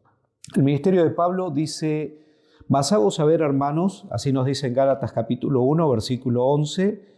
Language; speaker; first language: Spanish; native; Spanish